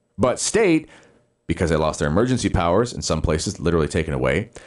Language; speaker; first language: English; native; English